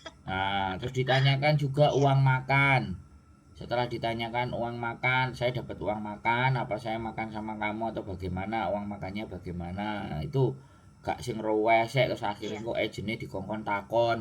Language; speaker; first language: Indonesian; non-native, local second language; Javanese